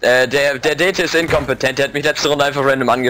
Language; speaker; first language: German; native; German